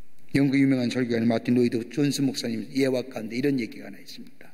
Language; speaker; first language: Korean; native; Korean